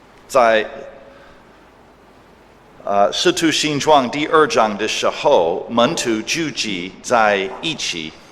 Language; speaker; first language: Chinese; non-native, fluent; English